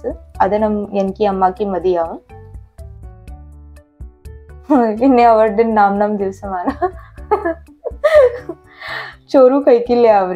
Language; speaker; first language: Malayalam; non-native, learner; Hindi